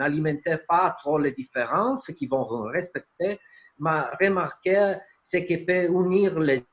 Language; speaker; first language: French; non-native, fluent; Italian